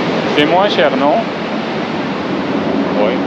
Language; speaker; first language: French; non-native, fluent; Turkish